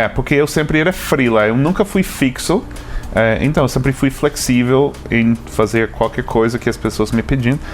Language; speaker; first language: Portuguese; non-native, fluent; English